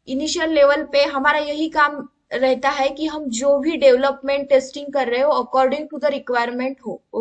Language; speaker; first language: Hindi; non-native, local second language; Marathi